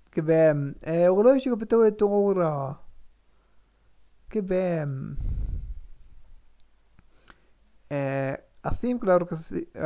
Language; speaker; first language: Portuguese; non-native, learner; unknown